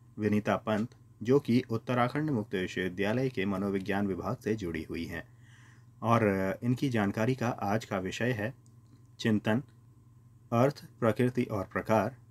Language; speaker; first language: Hindi; native; Hindi